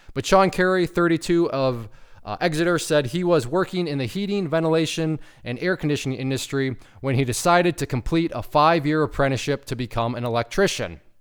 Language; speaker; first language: English; native; English